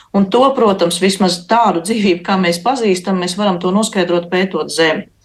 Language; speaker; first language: Latvian; native; Latvian